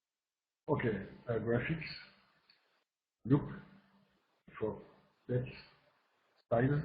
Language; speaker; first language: English; non-native, learner; French